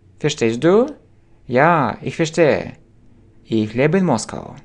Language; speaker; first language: German; non-native, fluent; Russian